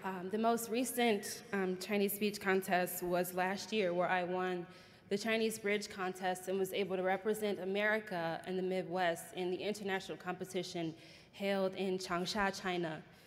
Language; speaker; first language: English; native; English